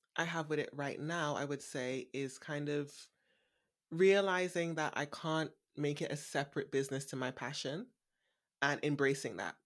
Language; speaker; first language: English; native; English